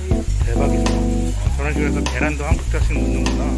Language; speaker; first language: Korean; native; Korean